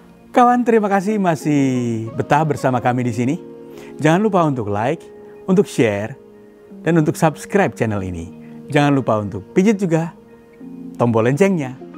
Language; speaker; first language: Indonesian; native; Indonesian